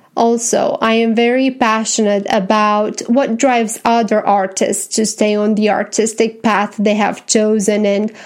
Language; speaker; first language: English; non-native, fluent; Romanian